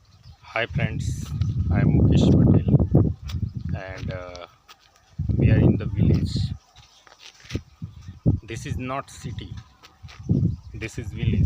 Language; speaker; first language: English; non-native, local second language; Gujarati